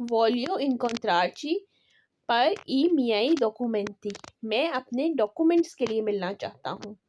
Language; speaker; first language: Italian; non-native, learner; Urdu